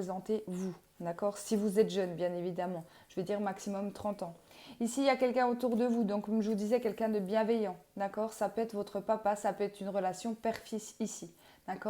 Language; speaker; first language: French; native; French